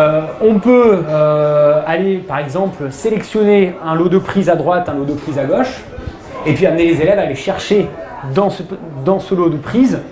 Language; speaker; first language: French; native; French